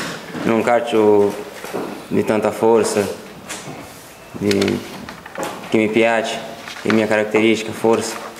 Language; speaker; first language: Italian; non-native, learner; Portuguese